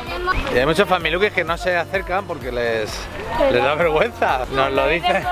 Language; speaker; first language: Spanish; native; Spanish